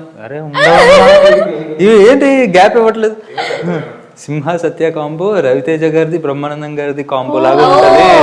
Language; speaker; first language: Telugu; native; Telugu